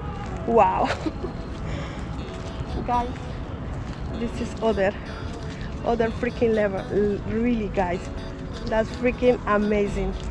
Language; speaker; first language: English; non-native, learner; Spanish